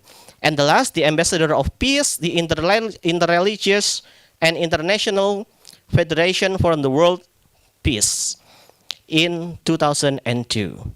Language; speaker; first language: English; non-native, fluent; Indonesian